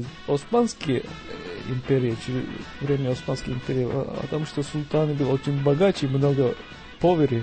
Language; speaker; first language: Russian; non-native, learner; Turkish